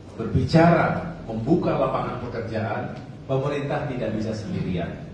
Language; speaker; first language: Indonesian; native; Indonesian